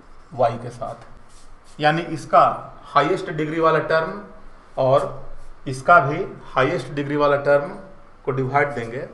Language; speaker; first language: Hindi; native; Hindi